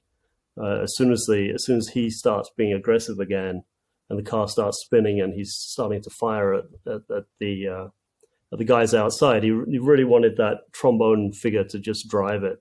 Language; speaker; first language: English; native; English